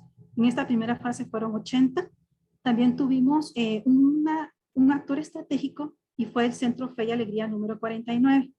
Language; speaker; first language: Spanish; native; Spanish